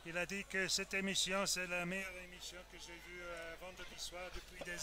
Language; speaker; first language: French; non-native, fluent; English